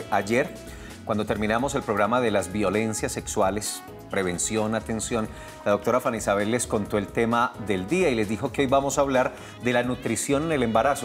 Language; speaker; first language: Spanish; native; Spanish